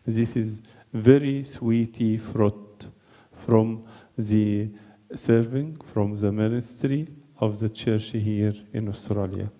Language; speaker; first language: English; non-native, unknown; Arabic